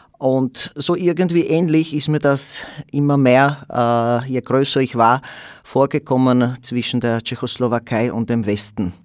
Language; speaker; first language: German; non-native, fluent; Slovak